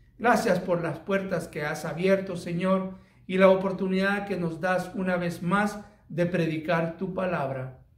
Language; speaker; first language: Spanish; native; Spanish